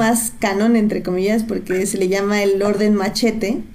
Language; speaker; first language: Spanish; native; Spanish